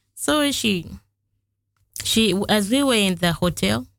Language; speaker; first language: English; non-native, local second language; Ganda